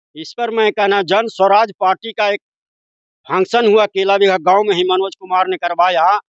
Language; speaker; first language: Hindi; native; Hindi